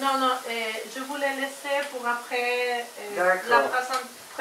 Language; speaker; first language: French; non-native, learner; Spanish